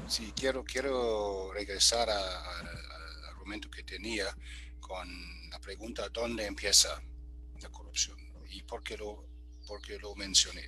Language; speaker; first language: Spanish; non-native, fluent; German